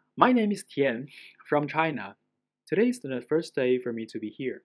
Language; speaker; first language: English; non-native, fluent; Chinese